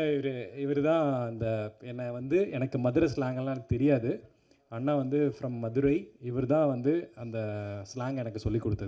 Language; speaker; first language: Tamil; native; Tamil